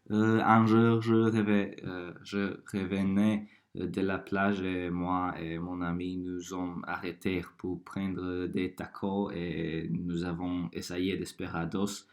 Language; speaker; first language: French; non-native, learner; Croatian